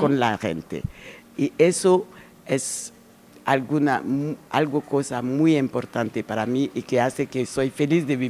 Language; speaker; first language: Spanish; non-native, learner; French